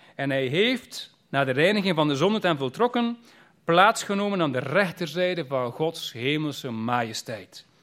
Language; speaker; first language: Dutch; native; Dutch